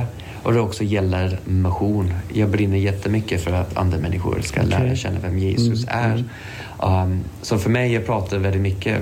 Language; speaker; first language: Swedish; non-native, fluent; English